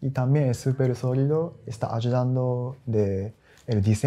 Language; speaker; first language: Spanish; non-native, learner; Japanese